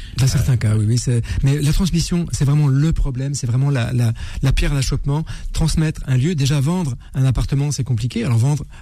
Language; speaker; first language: French; native; French